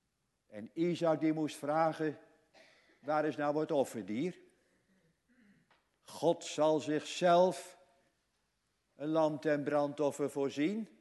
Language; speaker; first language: Dutch; native; Dutch